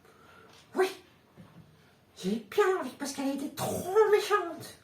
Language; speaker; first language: French; native; French